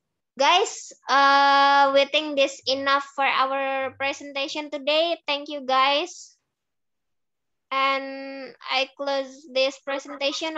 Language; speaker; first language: English; non-native, learner; Indonesian